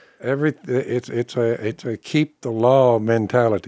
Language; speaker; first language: English; native; English